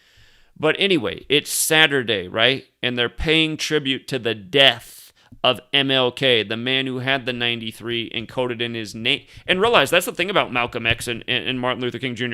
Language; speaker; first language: English; native; English